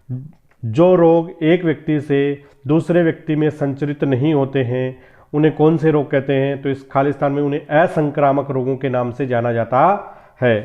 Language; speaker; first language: Hindi; native; Hindi